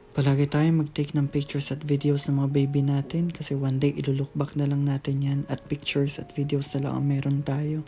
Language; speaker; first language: Filipino; native; Filipino